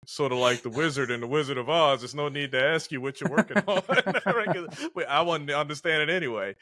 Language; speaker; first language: English; native; English